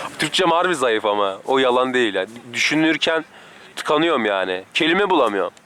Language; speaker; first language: Turkish; non-native, fluent; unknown